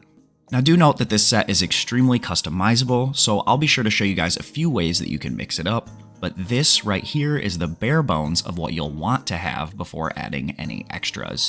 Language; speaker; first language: English; native; English